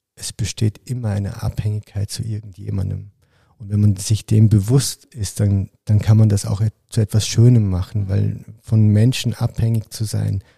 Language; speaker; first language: German; early bilingual, other home language; Arabic